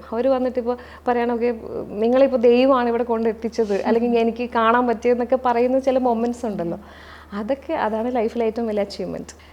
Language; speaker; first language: Malayalam; native; Malayalam